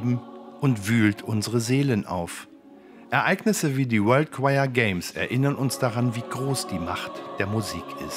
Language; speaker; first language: German; native; German